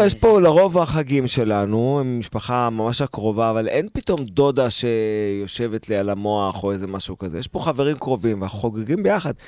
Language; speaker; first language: Hebrew; native; Hebrew